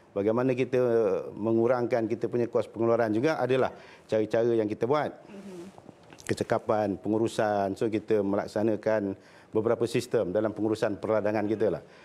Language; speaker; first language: Malay; native; Malay